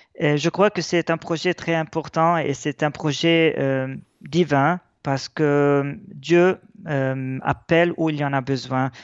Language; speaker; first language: French; non-native, local second language; Arabic